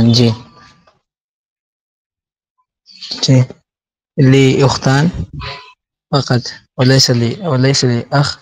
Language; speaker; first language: Arabic; non-native, learner; Bangla